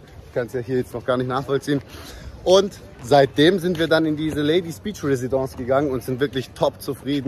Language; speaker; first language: German; early bilingual, other home language; Turkish